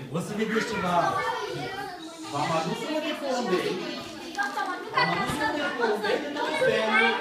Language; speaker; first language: Romanian; native; Romanian